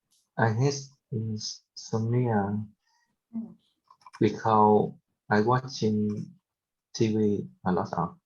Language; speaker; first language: English; non-native, learner; Vietnamese